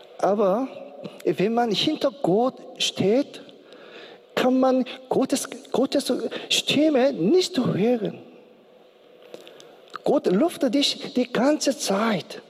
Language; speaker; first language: German; non-native, learner; Korean